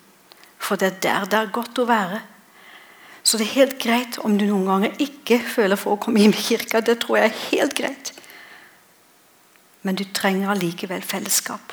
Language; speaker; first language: Norwegian; non-native, fluent; English